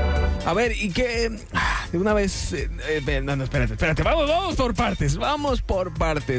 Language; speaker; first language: Spanish; native; Spanish